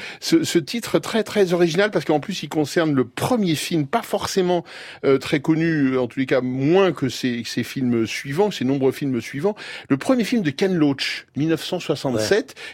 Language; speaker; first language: French; native; French